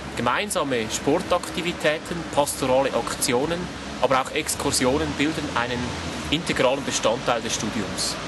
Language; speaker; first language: German; native; German